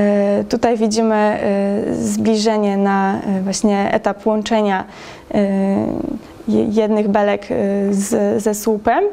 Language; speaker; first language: Polish; native; Polish